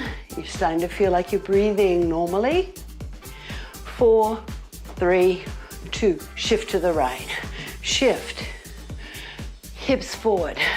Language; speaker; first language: English; native; English